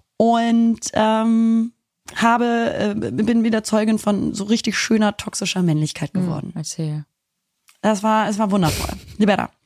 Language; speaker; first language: German; native; German